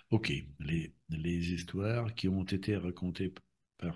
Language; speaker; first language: French; non-native, fluent; Russian